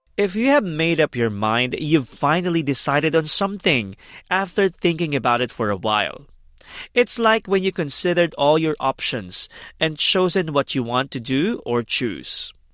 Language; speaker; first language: English; non-native, fluent; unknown